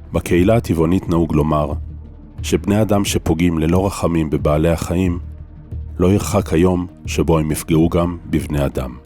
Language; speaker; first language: Hebrew; native; Hebrew